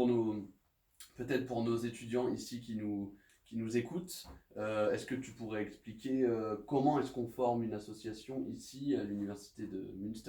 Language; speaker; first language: French; native; French